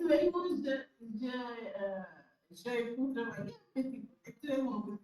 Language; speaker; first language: French; non-native, learner; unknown